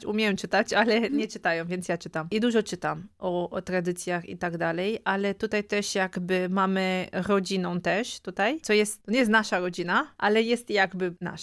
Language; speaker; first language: Polish; non-native, fluent; Romanian